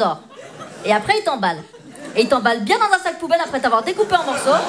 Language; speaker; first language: French; native; French